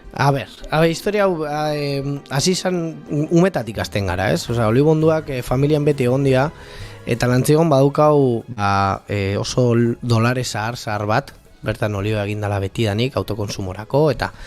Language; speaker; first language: Basque; native; Basque